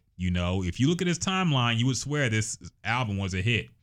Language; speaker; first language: English; native; English